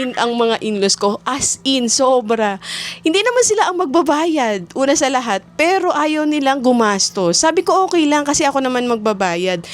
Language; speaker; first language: Filipino; native; Filipino